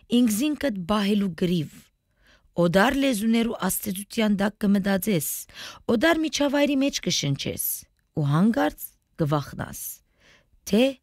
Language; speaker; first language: Armenian; native; Armenian